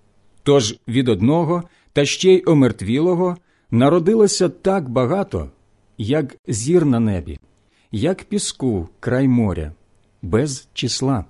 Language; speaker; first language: Ukrainian; native; Ukrainian